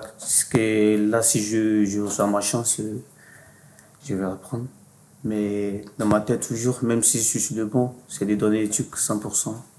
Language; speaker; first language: French; non-native, fluent; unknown